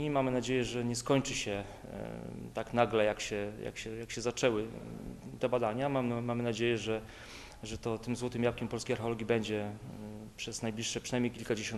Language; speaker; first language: Polish; native; Polish